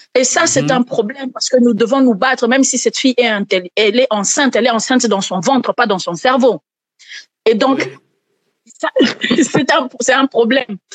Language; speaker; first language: French; non-native, local second language; Lingala